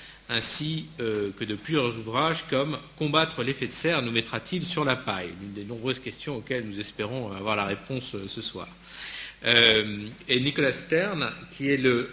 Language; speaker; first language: French; native; French